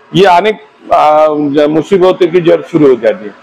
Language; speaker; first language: Hindi; non-native, local second language; Marathi